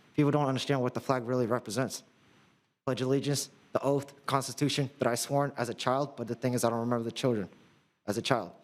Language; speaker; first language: English; non-native, fluent; Russian